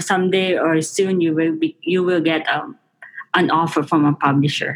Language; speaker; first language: English; non-native, local second language; Filipino